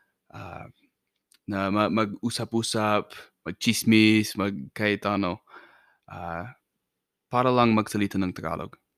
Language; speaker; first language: Filipino; non-native, fluent; English